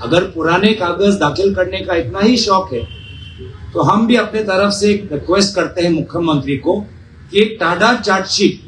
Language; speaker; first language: Hindi; non-native, local second language; Assamese